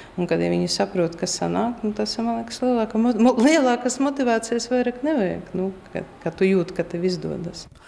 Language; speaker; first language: Latvian; non-native, local second language; Russian